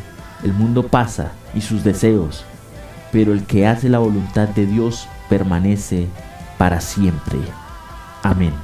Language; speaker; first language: Spanish; native; Spanish